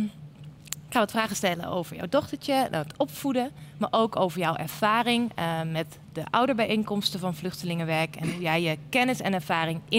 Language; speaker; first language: Dutch; native; Dutch